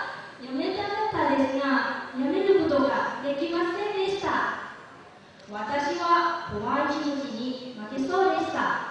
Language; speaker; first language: Japanese; non-native, learner; Lao